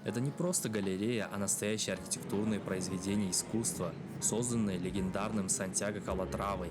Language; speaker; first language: Russian; native; Russian